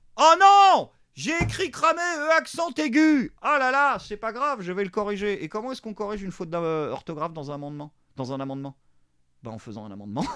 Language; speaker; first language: French; native; French